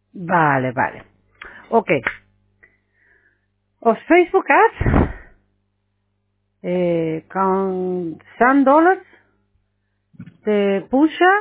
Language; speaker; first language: Spanish; non-native, fluent; Portuguese